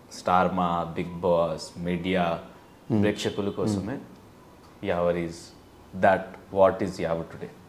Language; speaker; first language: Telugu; non-native, learner; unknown